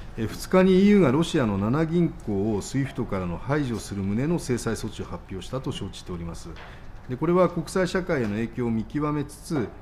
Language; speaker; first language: Japanese; native; Japanese